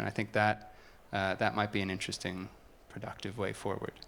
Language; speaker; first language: English; native; English